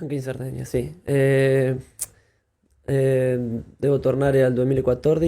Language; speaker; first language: Italian; non-native, fluent; Spanish